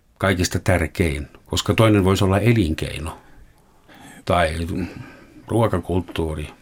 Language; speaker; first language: Finnish; non-native, fluent; German